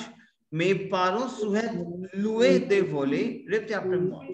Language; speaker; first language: French; non-native, fluent; Hindi